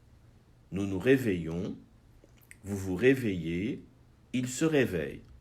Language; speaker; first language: French; non-native, fluent; Portuguese